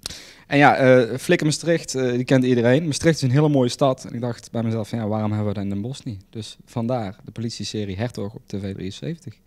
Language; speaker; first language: Dutch; native; Dutch